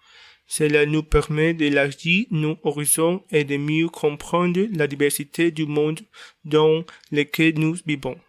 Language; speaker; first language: French; non-native, learner; Spanish